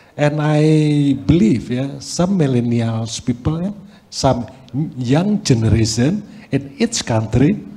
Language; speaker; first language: English; non-native, fluent; Indonesian